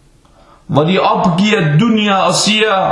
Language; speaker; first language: Danish; non-native, fluent; Arabic